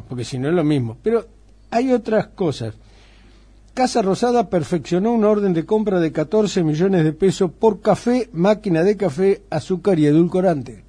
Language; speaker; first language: Spanish; native; Spanish